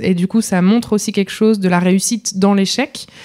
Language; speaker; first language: French; native; French